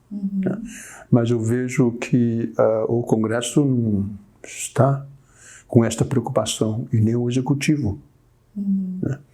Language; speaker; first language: Portuguese; early bilingual, other home language; Chinese